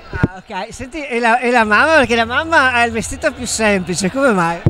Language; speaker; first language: Italian; native; Italian